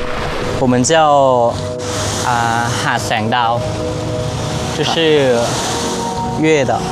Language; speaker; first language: Chinese; non-native, learner; Thai